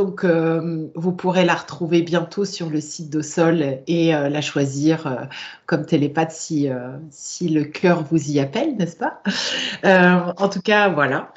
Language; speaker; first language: French; native; French